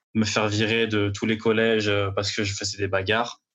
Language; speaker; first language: French; native; French